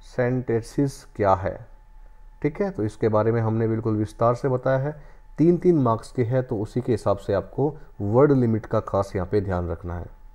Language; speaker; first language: Hindi; native; Hindi